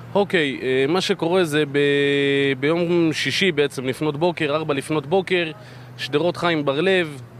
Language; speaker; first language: Hebrew; native; Hebrew